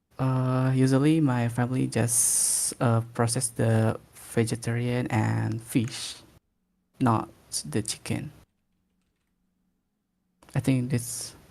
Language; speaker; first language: English; non-native, learner; Indonesian